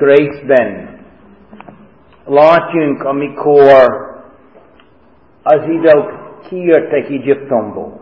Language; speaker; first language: Hungarian; non-native, fluent; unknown